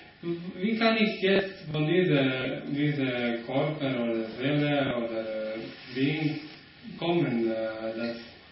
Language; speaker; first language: German; non-native, learner; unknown